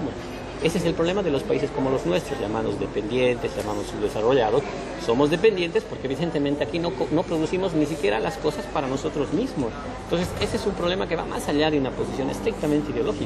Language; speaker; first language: Spanish; native; Spanish